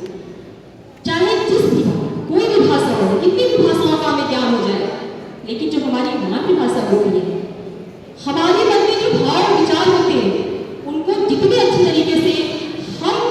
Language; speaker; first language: Hindi; native; Hindi